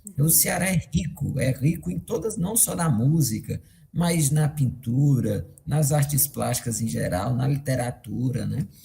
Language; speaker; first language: Portuguese; native; Portuguese